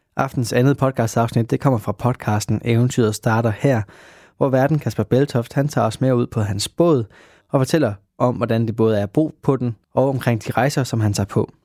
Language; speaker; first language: Danish; native; Danish